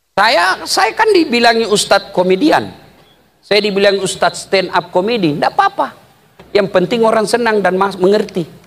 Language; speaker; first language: Indonesian; native; Indonesian